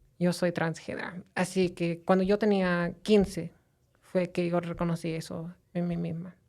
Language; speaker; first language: Spanish; non-native, fluent; English